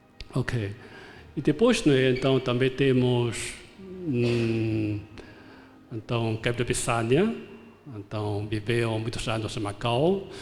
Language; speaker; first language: Portuguese; non-native, fluent; Chinese